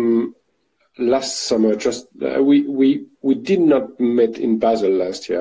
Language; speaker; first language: English; non-native, fluent; French